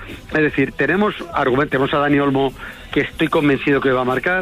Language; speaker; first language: Spanish; native; Spanish